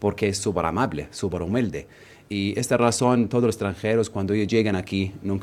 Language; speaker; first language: Spanish; non-native, learner; Arabic